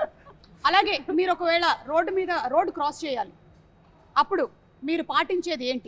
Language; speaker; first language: Telugu; native; Telugu